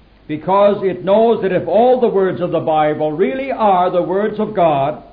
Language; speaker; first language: English; native; English